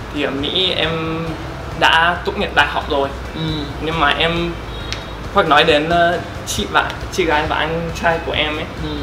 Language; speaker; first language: Vietnamese; non-native, fluent; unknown